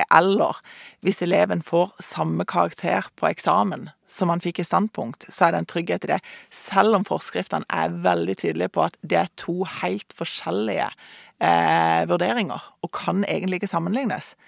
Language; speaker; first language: Norwegian; native; Norwegian